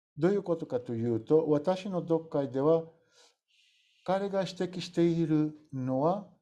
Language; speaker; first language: Japanese; non-native, fluent; Bulgarian